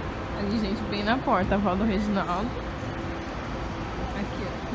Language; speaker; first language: Portuguese; native; Portuguese